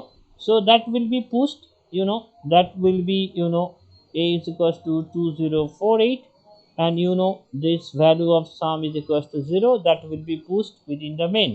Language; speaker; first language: English; non-native, local second language; Bangla